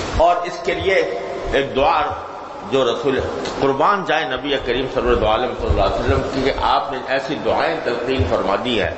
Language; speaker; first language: Urdu; native; Urdu